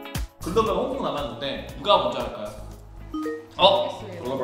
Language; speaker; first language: Korean; native; Korean